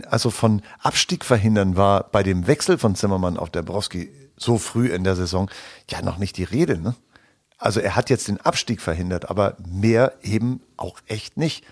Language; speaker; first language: German; native; German